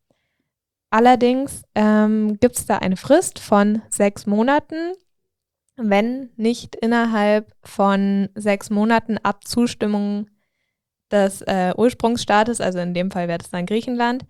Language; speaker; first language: German; native; German